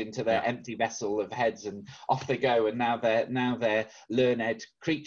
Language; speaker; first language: English; native; English